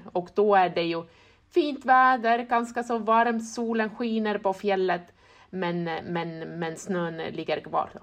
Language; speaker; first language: Swedish; non-native, fluent; Estonian